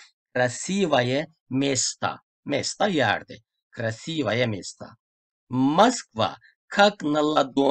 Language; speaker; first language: Russian; non-native, fluent; Turkish